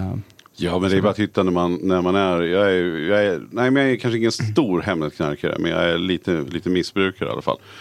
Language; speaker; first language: Swedish; native; Swedish